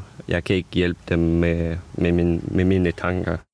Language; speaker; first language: Danish; non-native, fluent; Ukrainian